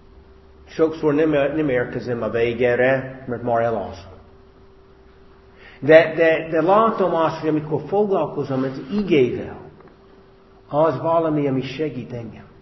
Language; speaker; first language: Hungarian; non-native, fluent; English